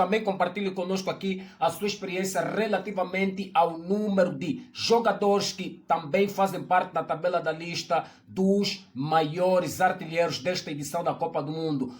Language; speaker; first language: Portuguese; native; Portuguese